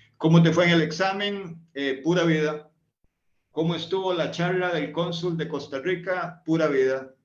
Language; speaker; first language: Spanish; native; Spanish